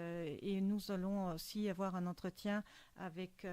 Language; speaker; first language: French; non-native, fluent; Spanish